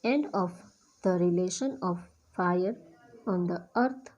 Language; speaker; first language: English; non-native, local second language; Gujarati